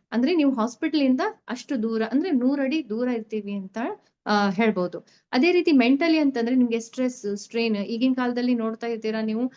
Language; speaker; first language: Kannada; native; Kannada